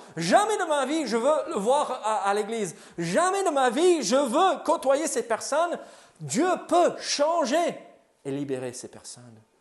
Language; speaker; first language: French; non-native, fluent; English